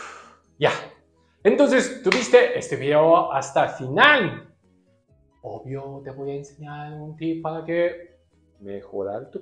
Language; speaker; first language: Spanish; non-native, learner; Japanese